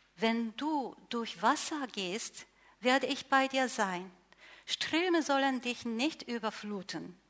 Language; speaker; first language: German; non-native, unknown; Japanese